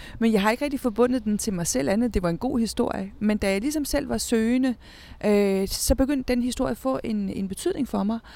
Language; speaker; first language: Danish; early bilingual, other home language; Spanish